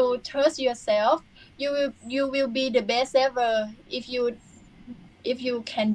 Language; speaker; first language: English; non-native, learner; Thai